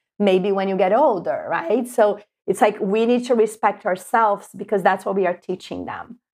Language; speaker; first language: English; non-native, fluent; Spanish